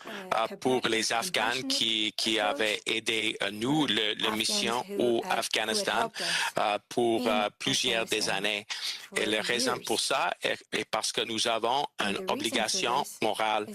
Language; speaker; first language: French; non-native, local second language; English